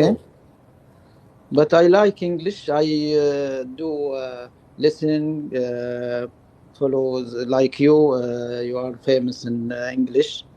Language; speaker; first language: English; non-native, learner; Arabic